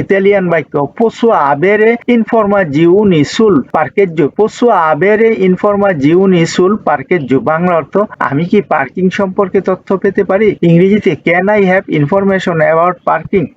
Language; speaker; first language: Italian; non-native, fluent; Bangla